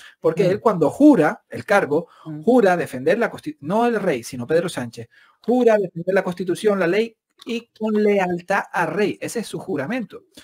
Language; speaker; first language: Spanish; native; Spanish